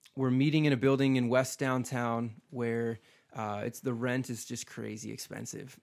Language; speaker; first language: English; native; English